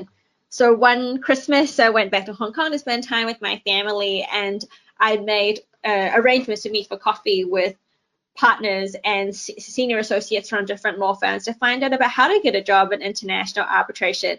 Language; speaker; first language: English; native; English